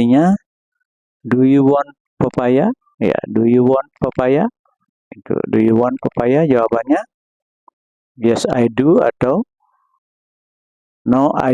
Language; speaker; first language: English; non-native, learner; Indonesian